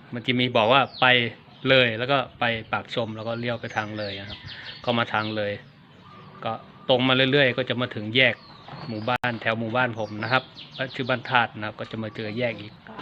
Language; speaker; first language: Thai; native; Thai